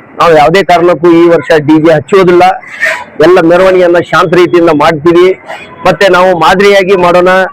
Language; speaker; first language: Kannada; non-native, local second language; Urdu